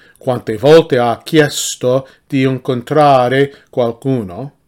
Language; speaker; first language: Italian; non-native, learner; English